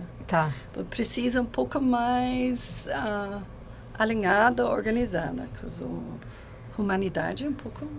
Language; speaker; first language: Portuguese; non-native, learner; English